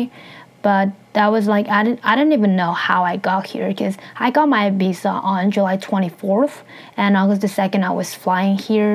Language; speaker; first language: English; non-native, fluent; Spanish